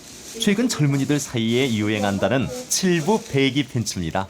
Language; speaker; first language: Korean; native; Korean